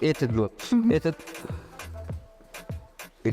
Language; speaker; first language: Russian; non-native, local second language; Uzbek